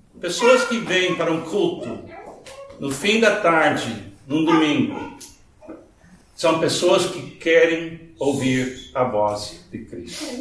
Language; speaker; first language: Portuguese; non-native, fluent; English